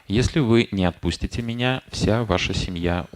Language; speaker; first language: Russian; native; Russian